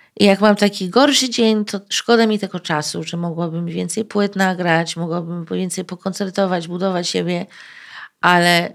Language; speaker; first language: Polish; early bilingual, heritage; Polish